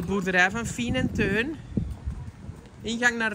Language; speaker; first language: Dutch; native; Dutch